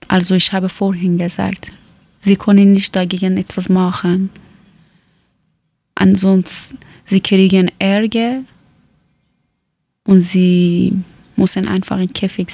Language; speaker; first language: German; non-native, learner; Persian